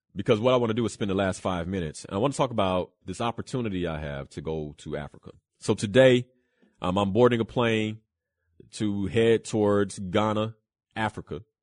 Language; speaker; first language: English; early bilingual, other home language; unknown